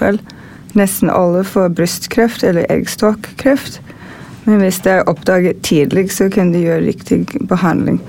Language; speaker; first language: Norwegian; non-native, fluent; English